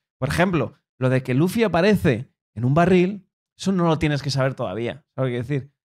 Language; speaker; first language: Spanish; native; Spanish